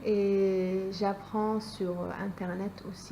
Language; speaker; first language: French; native; French